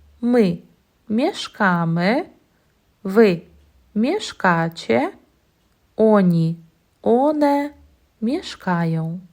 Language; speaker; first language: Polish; non-native, fluent; Ukrainian